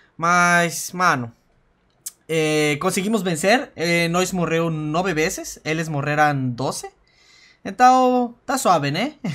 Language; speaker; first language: Portuguese; non-native, fluent; Spanish